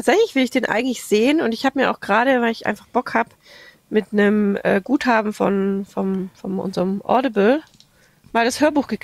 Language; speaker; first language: German; native; German